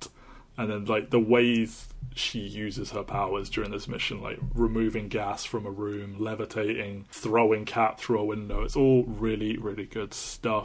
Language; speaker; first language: English; native; English